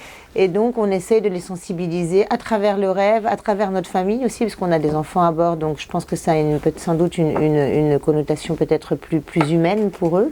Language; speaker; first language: French; native; French